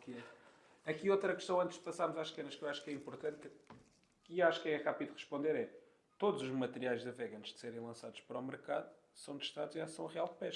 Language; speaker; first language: Portuguese; native; Portuguese